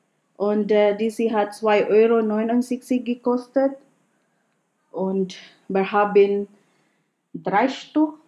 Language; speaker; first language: German; non-native, learner; Filipino